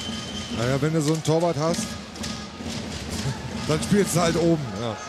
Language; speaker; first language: German; native; German